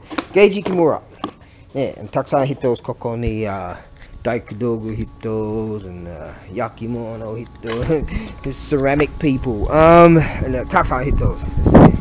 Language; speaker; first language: Japanese; non-native, learner; English